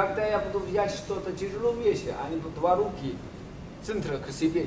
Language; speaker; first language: Russian; non-native, learner; Chinese